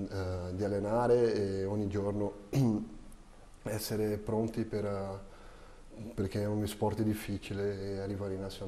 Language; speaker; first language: Italian; non-native, fluent; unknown